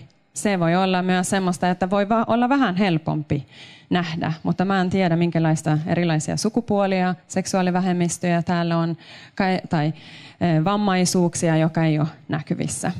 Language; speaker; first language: Finnish; non-native, local second language; Swedish